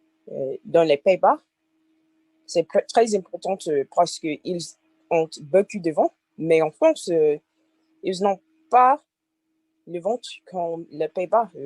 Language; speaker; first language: French; non-native, learner; English